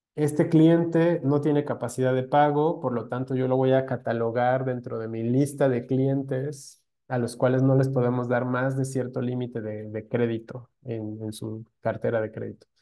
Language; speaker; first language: Spanish; native; Spanish